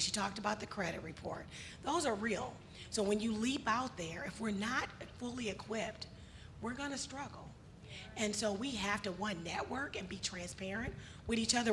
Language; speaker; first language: English; native; English